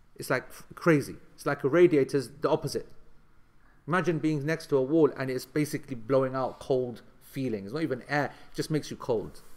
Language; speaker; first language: English; native; English